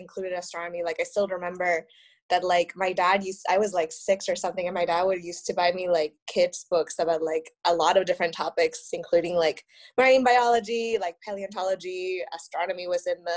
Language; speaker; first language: English; non-native, fluent; Spanish